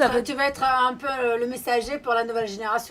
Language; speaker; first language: French; native; French